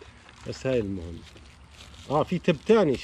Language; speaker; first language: Arabic; native; Arabic